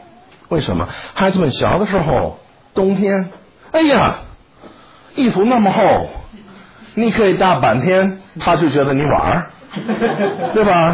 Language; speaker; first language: Chinese; non-native, fluent; English